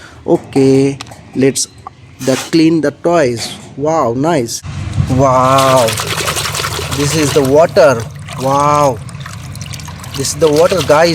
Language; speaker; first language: English; non-native, learner; Indonesian